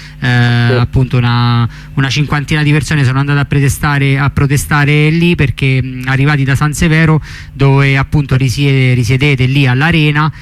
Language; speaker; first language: Italian; native; Italian